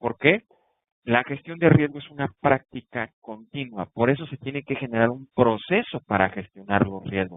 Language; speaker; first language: Spanish; native; Spanish